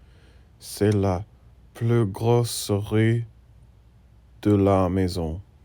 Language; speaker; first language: French; non-native, learner; English